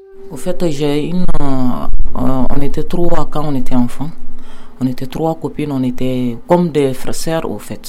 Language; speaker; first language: French; non-native, local second language; Bambara